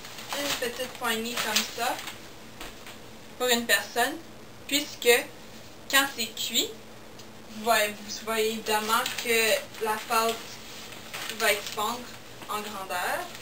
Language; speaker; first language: French; non-native, local second language; English